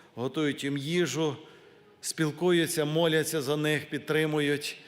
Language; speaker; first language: Ukrainian; native; Ukrainian